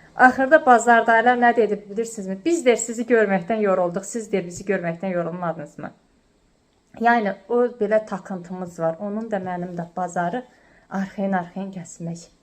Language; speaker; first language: Azerbaijani; native; Azerbaijani